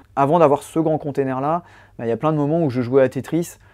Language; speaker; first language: French; native; French